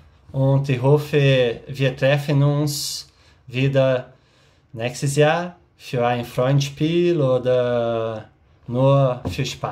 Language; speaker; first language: German; non-native, learner; Portuguese